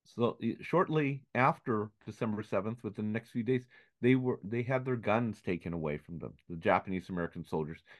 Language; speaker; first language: English; native; English